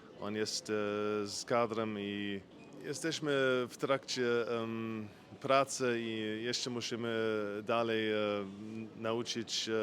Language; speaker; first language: Polish; non-native, fluent; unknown